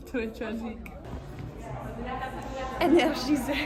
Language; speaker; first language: French; non-native, learner; English